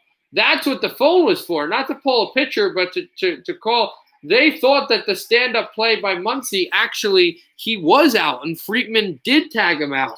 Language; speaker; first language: English; native; English